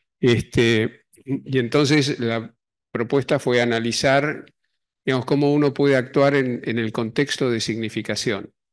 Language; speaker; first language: Spanish; native; Spanish